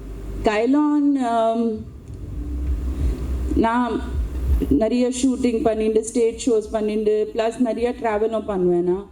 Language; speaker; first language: Tamil; non-native, local second language; Hindi